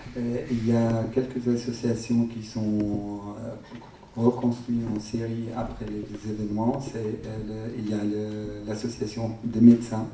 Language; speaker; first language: French; non-native, fluent; Arabic